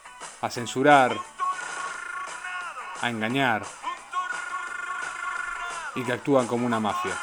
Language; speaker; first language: Spanish; native; Spanish